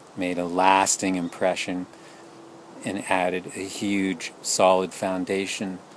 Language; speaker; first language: English; native; English